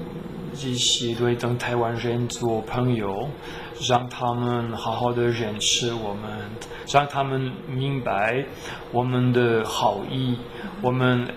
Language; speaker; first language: Chinese; non-native, fluent; French